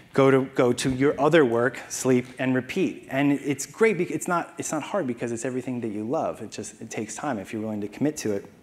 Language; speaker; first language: English; native; English